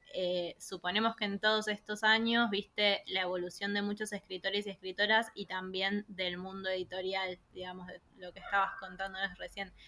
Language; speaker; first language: Spanish; native; Spanish